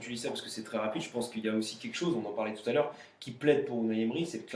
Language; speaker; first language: French; native; French